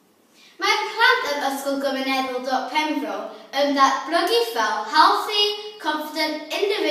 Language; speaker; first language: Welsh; non-native, local second language; English